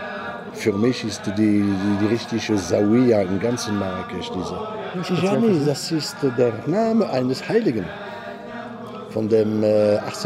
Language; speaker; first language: German; non-native, fluent; Arabic